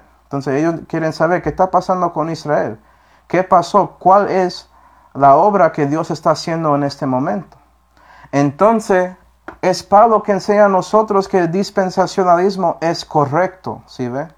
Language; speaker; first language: Spanish; non-native, fluent; English